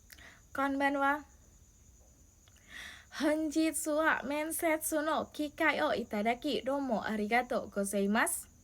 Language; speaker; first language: Japanese; non-native, learner; Indonesian